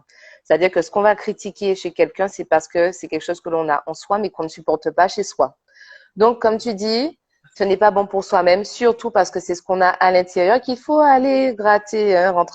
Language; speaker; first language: French; native; French